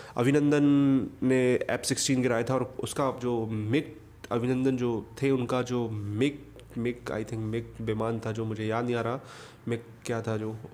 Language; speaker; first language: Hindi; native; Hindi